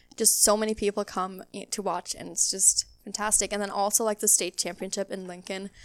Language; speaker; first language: English; non-native, fluent; Swedish